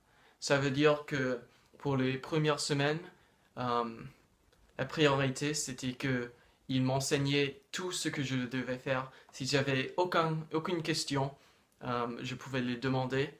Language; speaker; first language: French; non-native, fluent; English